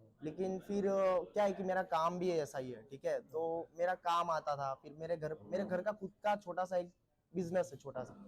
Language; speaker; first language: Hindi; non-native, local second language; Marathi